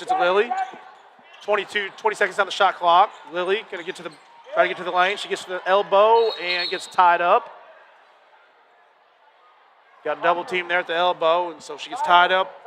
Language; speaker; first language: English; native; English